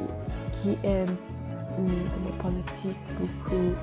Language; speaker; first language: French; non-native, learner; English